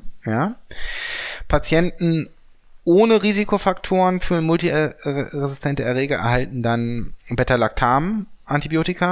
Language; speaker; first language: German; native; German